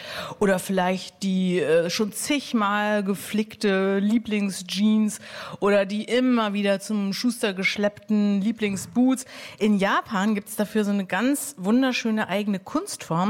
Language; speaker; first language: German; native; German